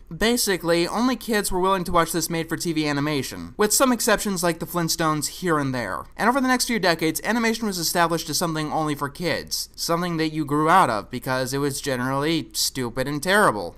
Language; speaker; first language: English; native; English